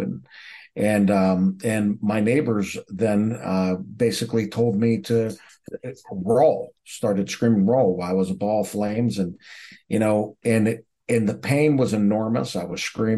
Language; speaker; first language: English; native; English